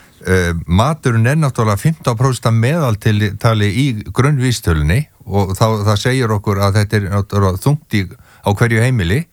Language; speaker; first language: Icelandic; native; Icelandic